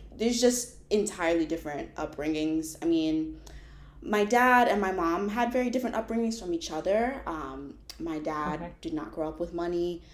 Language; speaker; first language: English; native; English